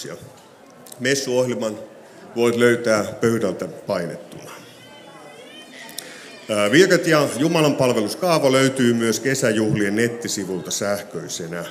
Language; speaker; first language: Finnish; native; Finnish